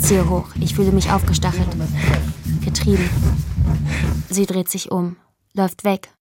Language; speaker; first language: German; native; German